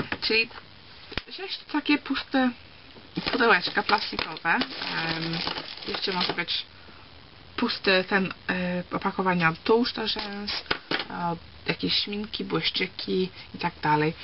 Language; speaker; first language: Polish; early bilingual, heritage; Polish